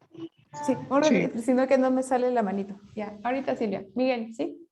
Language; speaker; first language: Spanish; native; Spanish